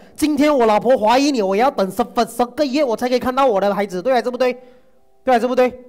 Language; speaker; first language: Chinese; non-native, local second language; Tamil